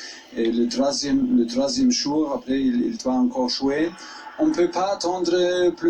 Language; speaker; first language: French; non-native, fluent; German